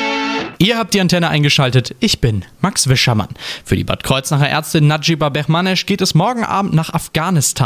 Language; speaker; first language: German; native; German